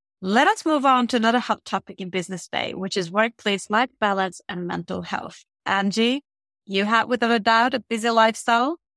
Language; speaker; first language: English; non-native, fluent; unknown